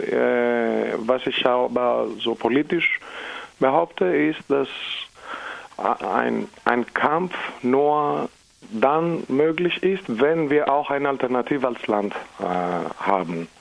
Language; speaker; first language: German; non-native, fluent; Greek